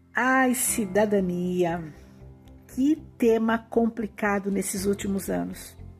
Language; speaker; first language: Portuguese; native; Portuguese